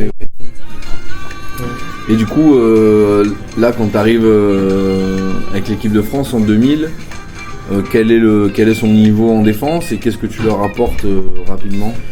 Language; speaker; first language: French; native; French